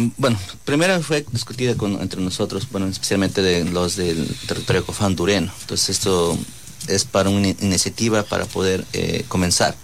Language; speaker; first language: Spanish; non-native, local second language; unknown